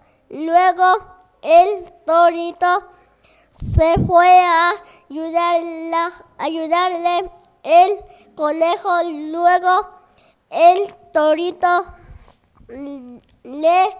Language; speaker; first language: Spanish; non-native, local second language; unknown